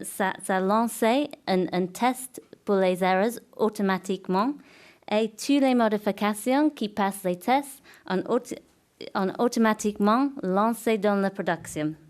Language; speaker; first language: French; non-native, fluent; English